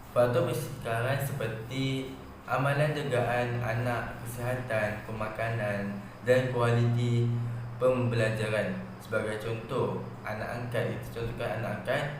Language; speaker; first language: Malay; native; Malay